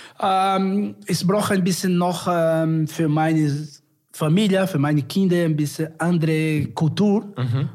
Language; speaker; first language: German; non-native, learner; Portuguese